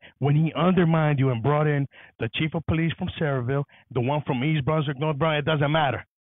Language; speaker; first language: English; early bilingual, other home language; Spanish